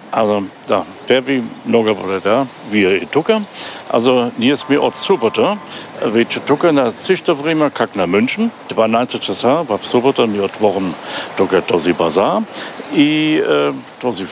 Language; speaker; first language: Bulgarian; non-native, learner; German